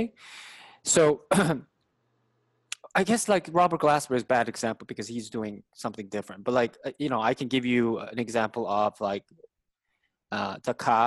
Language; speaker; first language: English; non-native, fluent; Korean